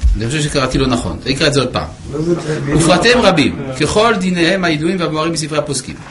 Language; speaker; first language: Hebrew; non-native, fluent; French